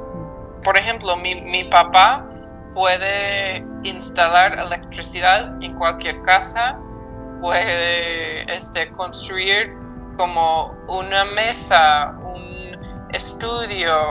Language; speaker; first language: Spanish; non-native, fluent; English